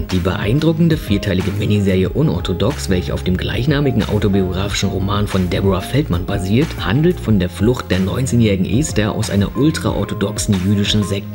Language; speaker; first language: German; native; German